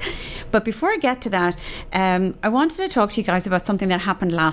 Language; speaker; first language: English; native; English